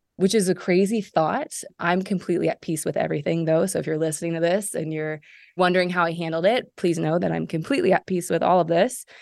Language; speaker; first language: English; native; English